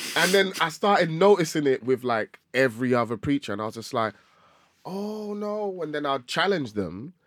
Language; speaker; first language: English; native; English